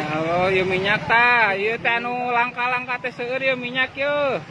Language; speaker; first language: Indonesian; non-native, local second language; Sundanese